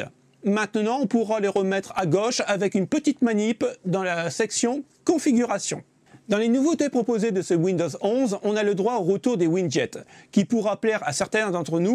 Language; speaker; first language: French; native; French